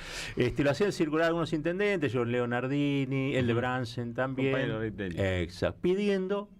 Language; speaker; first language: Spanish; native; Spanish